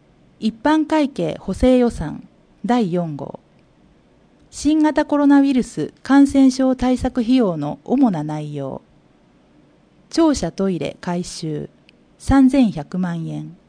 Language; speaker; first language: Japanese; native; Japanese